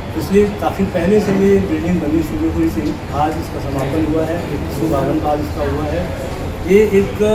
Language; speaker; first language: Hindi; non-native, local second language; Marathi